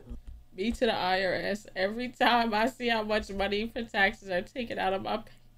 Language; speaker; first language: English; native; English